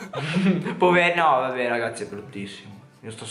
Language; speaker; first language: Italian; native; Italian